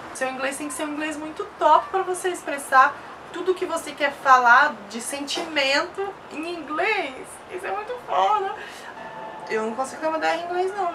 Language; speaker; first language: Portuguese; native; Portuguese